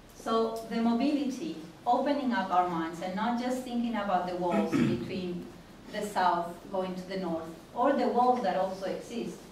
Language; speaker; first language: English; non-native, fluent; Spanish